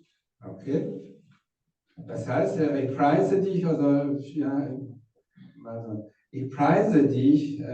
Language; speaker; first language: German; non-native, fluent; Rundi